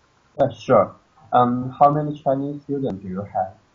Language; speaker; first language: English; non-native, learner; Chinese